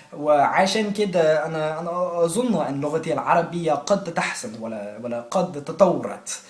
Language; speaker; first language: Arabic; non-native, learner; English